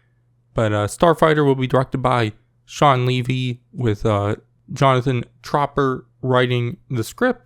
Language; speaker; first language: English; native; English